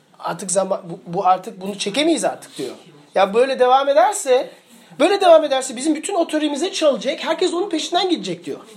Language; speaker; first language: Turkish; early bilingual, heritage; Turkish